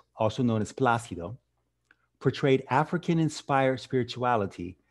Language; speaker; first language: English; native; English